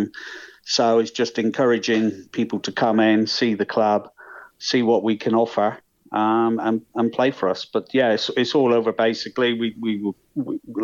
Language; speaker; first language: English; native; English